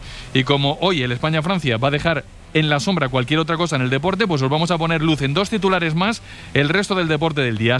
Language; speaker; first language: Spanish; native; Spanish